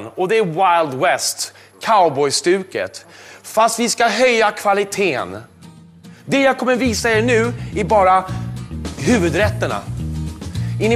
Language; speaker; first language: Swedish; native; Swedish